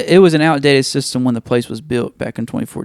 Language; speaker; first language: English; native; English